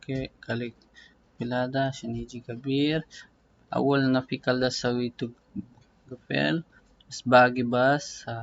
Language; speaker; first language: Arabic; non-native, learner; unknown